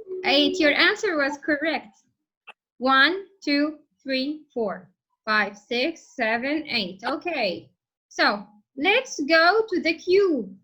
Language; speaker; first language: English; non-native, fluent; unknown